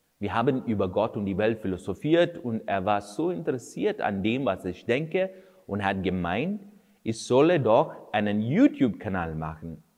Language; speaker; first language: German; non-native, fluent; Kannada